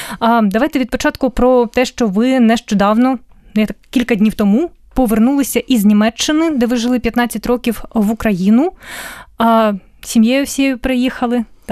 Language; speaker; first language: Ukrainian; native; Ukrainian